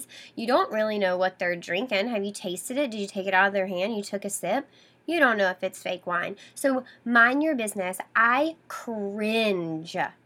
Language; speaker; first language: English; native; English